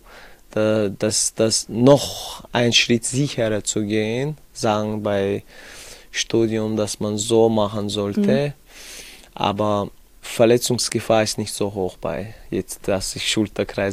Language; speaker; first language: German; non-native, fluent; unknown